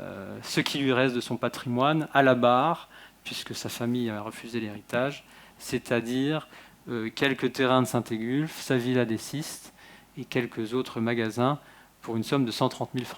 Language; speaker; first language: French; native; French